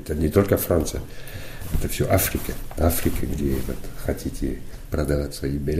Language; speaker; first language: Russian; non-native, fluent; French